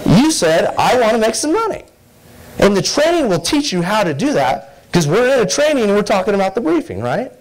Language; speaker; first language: English; native; English